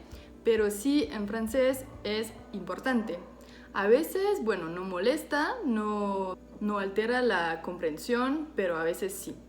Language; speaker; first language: Spanish; non-native, fluent; French